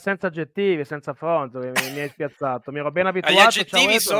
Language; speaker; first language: Italian; native; Italian